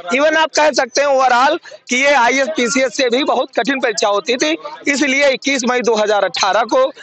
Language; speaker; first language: Hindi; native; Hindi